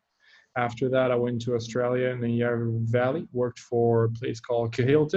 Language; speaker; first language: English; non-native, fluent; French